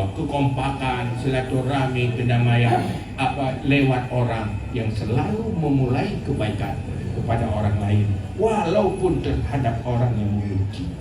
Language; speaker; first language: Malay; non-native, local second language; Achinese